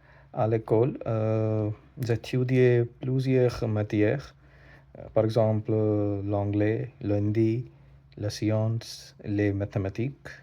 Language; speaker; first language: French; non-native, learner; Hindi